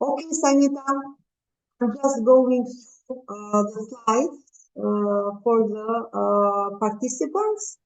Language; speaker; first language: English; non-native, fluent; Albanian